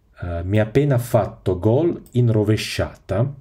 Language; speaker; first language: Italian; non-native, fluent; Russian